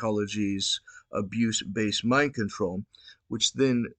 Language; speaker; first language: English; native; English